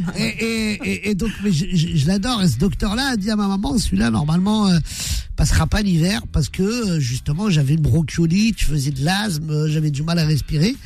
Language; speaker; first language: French; early bilingual, other home language; Arabic